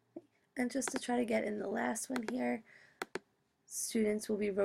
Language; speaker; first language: English; native; English